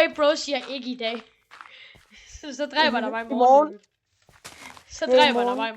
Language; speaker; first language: Danish; native; Danish